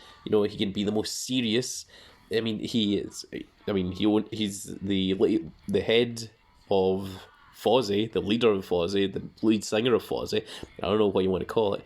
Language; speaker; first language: English; native; English